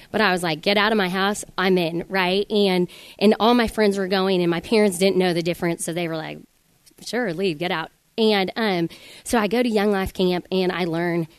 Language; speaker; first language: English; native; English